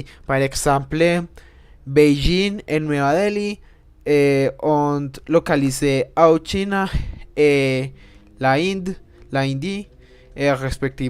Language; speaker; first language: French; non-native, learner; Spanish